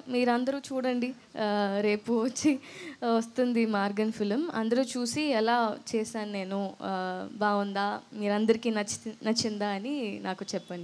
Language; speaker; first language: Telugu; non-native, fluent; Tamil